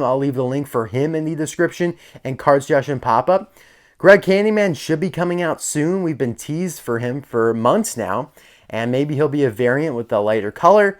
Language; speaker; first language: English; native; English